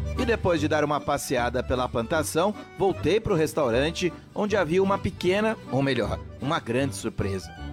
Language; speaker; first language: Portuguese; native; Portuguese